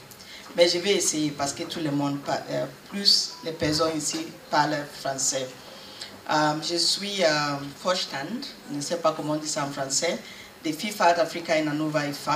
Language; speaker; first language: French; non-native, learner; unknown